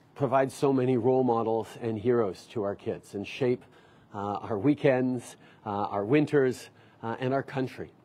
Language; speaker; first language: English; early bilingual, other home language; French